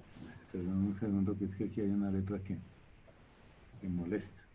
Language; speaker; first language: Spanish; native; Spanish